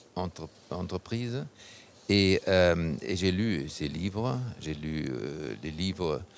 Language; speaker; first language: French; non-native, fluent; German